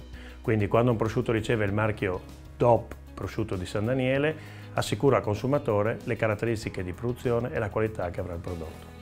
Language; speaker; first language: Italian; native; Italian